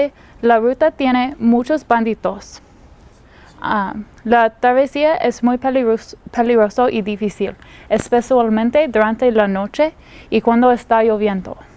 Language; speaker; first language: Spanish; non-native, learner; English